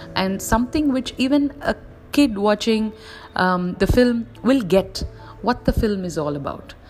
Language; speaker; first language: English; non-native, local second language; Tamil